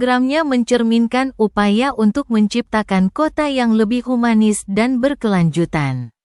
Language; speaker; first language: Indonesian; native; Indonesian